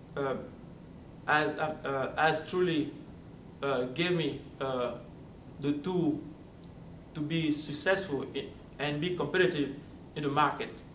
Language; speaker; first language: English; non-native, fluent; French